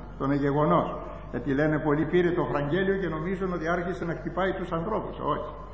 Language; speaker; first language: Greek; native; Greek